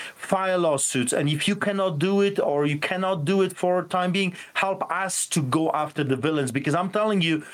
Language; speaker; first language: English; non-native, fluent; Polish